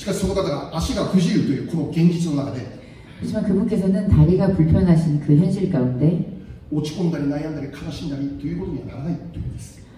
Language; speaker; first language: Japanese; non-native, fluent; Korean